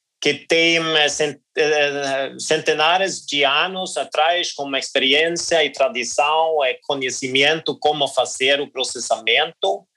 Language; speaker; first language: Portuguese; non-native, learner; Norwegian